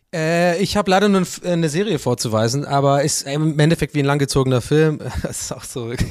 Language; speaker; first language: German; non-native, fluent; English